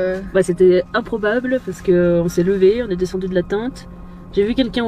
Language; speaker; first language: French; native; French